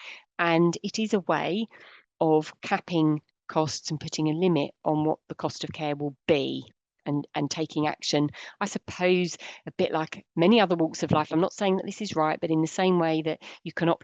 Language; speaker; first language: English; native; English